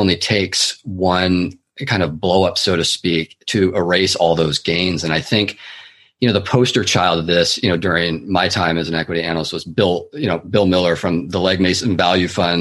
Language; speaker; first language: English; native; English